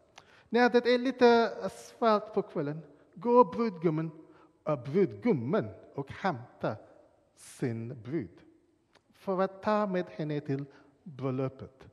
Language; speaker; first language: Swedish; non-native, fluent; English